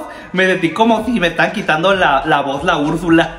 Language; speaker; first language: Spanish; native; Spanish